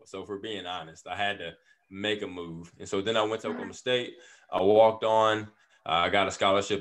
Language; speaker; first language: English; native; English